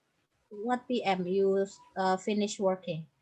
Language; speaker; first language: English; non-native, fluent; Indonesian